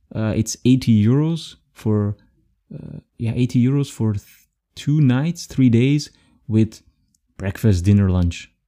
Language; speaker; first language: English; non-native, fluent; Dutch